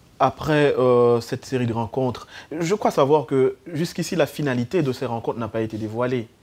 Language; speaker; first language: French; native; French